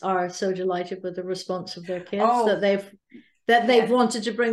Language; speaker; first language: English; native; English